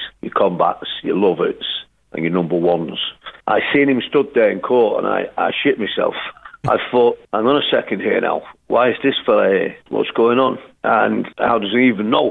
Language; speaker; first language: English; native; English